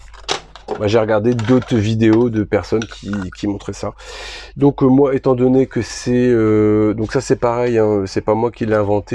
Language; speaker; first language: French; native; French